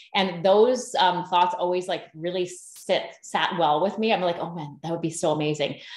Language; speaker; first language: English; native; English